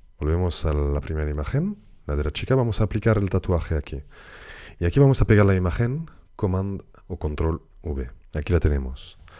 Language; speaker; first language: Spanish; early bilingual, heritage; Spanish